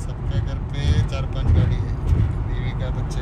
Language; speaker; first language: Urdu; non-native, learner; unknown